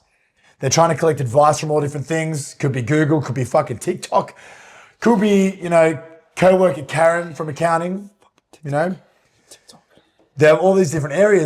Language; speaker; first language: English; native; English